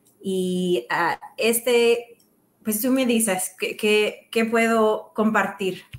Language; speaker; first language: Spanish; early bilingual, other home language; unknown